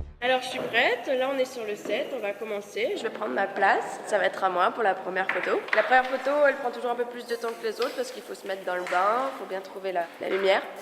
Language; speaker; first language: French; native; French